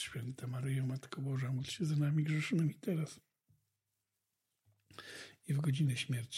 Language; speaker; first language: Polish; native; Polish